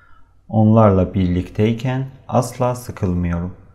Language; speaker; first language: Turkish; non-native, fluent; Persian